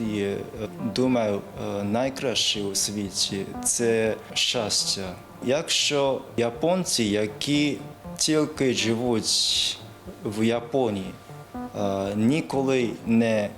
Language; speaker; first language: Ukrainian; non-native, learner; Japanese